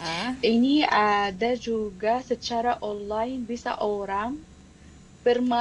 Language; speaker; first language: Indonesian; non-native, fluent; Arabic